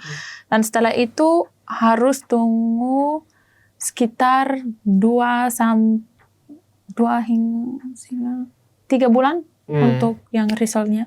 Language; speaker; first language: Indonesian; non-native, learner; German